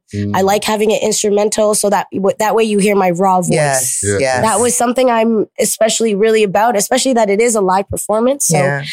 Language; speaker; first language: English; early bilingual, other home language; Filipino